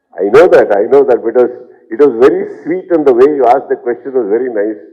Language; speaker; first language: English; non-native, local second language; Kannada